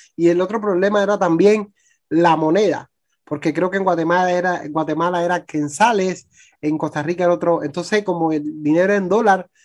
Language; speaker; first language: Spanish; native; Spanish